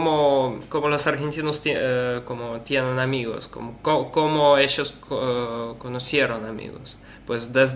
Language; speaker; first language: Spanish; non-native, learner; Russian